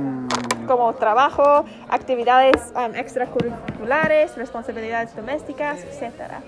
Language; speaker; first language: Spanish; non-native, fluent; English